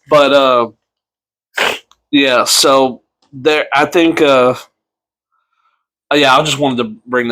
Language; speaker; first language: English; native; English